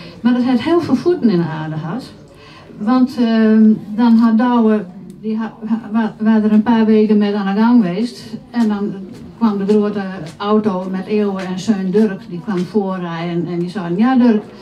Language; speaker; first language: Dutch; native; Dutch